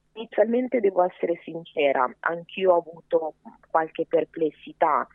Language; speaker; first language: Italian; early bilingual, other home language; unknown